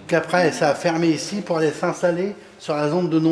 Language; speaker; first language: French; native; French